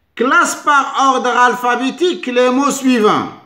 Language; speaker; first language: French; non-native, local second language; Arabic